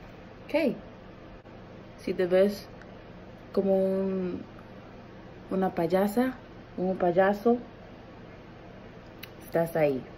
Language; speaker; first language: Spanish; early bilingual, heritage; Spanish